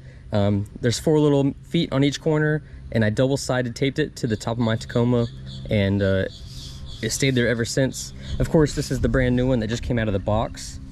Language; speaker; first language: English; native; English